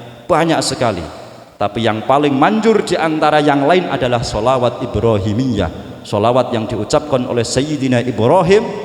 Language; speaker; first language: Indonesian; non-native, local second language; Javanese